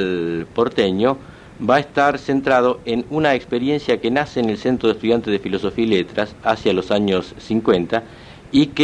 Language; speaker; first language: Spanish; native; Spanish